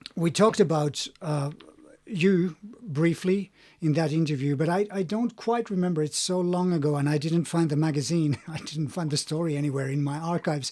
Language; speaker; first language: English; non-native, fluent; Finnish